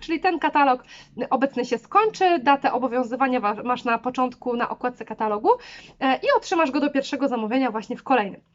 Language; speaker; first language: Polish; native; Polish